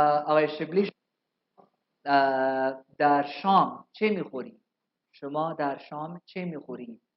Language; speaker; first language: Persian; non-native, fluent; Urdu